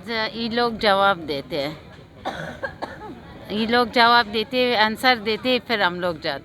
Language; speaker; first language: Hindi; non-native, learner; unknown